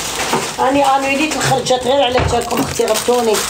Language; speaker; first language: Arabic; native; Arabic